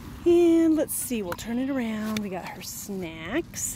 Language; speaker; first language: English; native; English